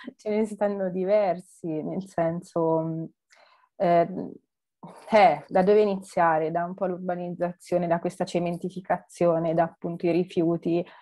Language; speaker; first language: Italian; native; Italian